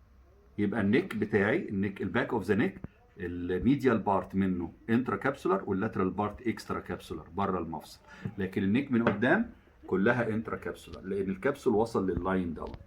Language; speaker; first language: Arabic; native; Arabic